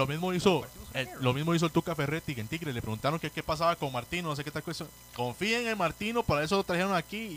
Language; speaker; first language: Spanish; native; Spanish